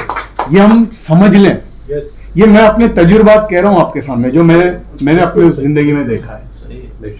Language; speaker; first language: Hindi; native; Hindi